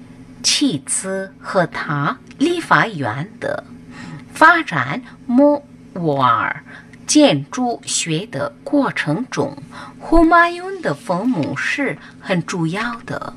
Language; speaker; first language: Chinese; non-native, fluent; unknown